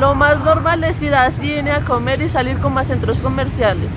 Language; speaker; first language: Spanish; native; Spanish